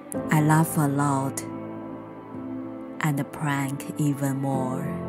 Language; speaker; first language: English; non-native, fluent; Chinese